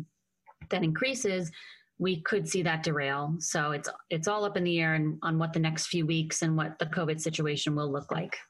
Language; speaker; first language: English; native; English